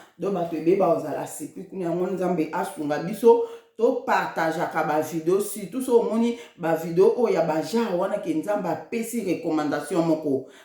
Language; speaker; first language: Lingala; native; Lingala